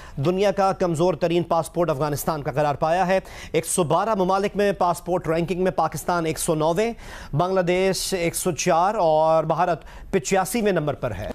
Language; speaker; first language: Urdu; native; Urdu